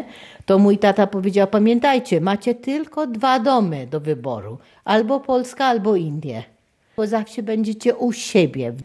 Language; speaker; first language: Polish; non-native, fluent; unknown